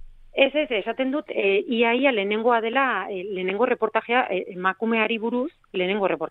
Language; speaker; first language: Basque; non-native, local second language; Spanish